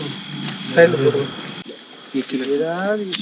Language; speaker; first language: Tamil; native; Tamil